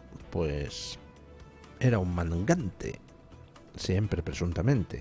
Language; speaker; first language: Spanish; native; Spanish